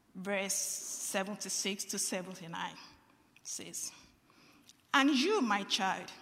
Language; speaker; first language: English; non-native, local second language; Yoruba